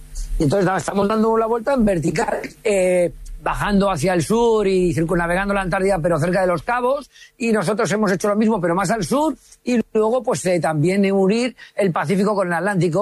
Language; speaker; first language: Spanish; native; Spanish